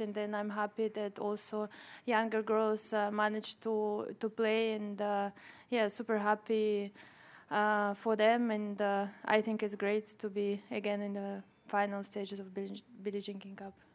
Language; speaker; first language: English; non-native, fluent; Russian